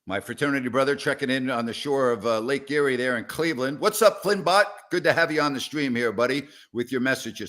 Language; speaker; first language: English; native; English